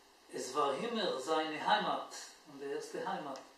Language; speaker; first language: German; non-native, learner; Hebrew